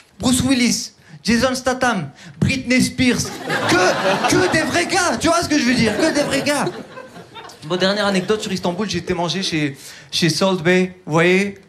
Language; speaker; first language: French; early bilingual, other home language; Turkish